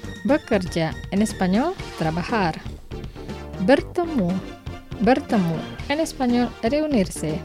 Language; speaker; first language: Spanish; non-native, fluent; Indonesian